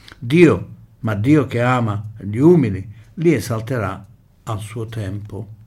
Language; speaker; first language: Italian; early bilingual, heritage; Italian